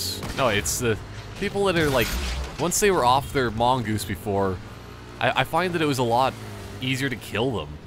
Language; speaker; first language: English; native; English